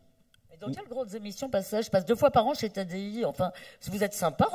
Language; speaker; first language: French; native; French